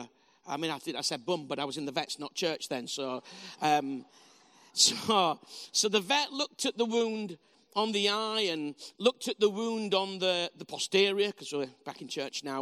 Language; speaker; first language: English; native; English